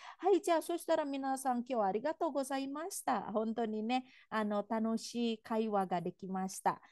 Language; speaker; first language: Japanese; non-native, fluent; Indonesian